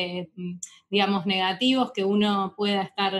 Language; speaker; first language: Spanish; native; Spanish